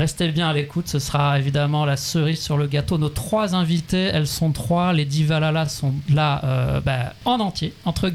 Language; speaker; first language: French; native; French